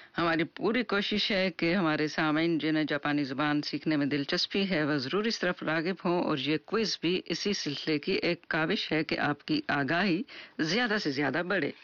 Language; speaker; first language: Urdu; native; Urdu